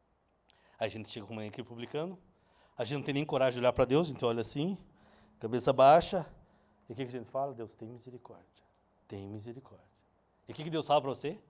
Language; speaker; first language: Portuguese; native; Portuguese